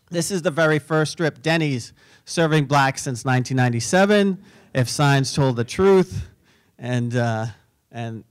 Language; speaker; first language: English; native; English